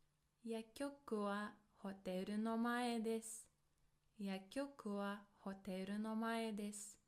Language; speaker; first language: Japanese; non-native, fluent; English